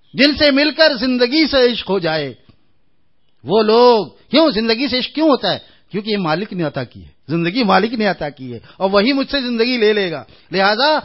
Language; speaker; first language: Urdu; native; Urdu